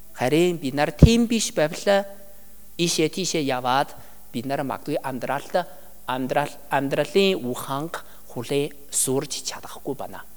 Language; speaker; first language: Mongolian; non-native, learner; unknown